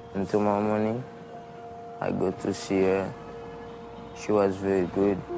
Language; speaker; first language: English; non-native, learner; Haitian Creole